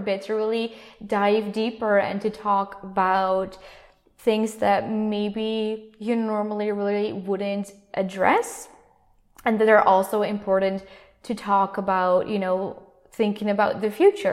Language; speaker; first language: English; non-native, fluent; Dutch